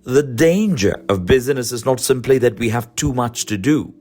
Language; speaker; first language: English; non-native, local second language; Malayalam